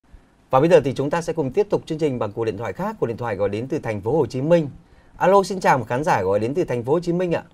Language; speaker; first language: Vietnamese; native; Vietnamese